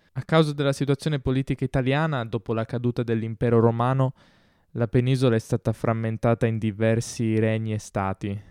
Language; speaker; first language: Italian; native; Italian